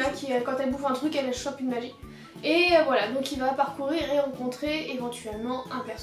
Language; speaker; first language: French; native; French